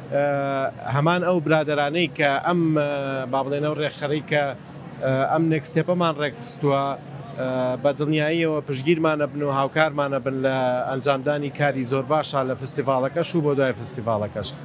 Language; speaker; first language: Central Kurdish; non-native, local second language; Gurani